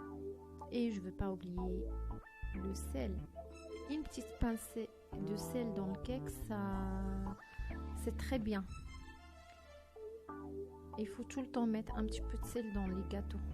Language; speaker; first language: French; non-native, fluent; Arabic